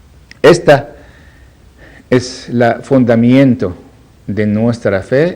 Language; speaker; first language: Spanish; non-native, learner; Arabic